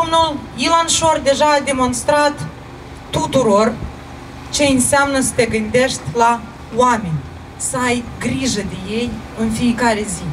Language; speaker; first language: Romanian; non-native, local second language; Russian